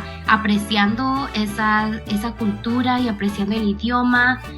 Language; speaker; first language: Spanish; early bilingual, other home language; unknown